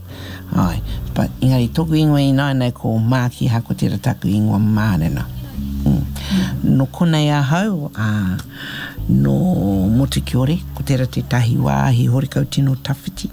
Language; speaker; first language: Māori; non-native, local second language; English